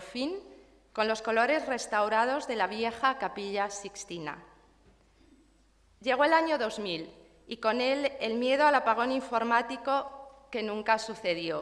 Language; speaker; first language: Spanish; native; Spanish